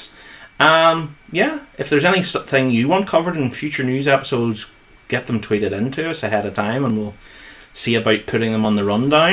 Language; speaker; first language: English; native; English